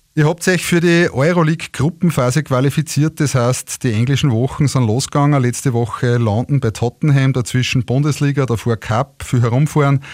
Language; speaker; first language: German; native; German